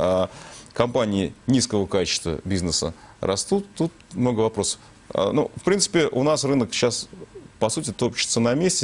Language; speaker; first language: Russian; native; Russian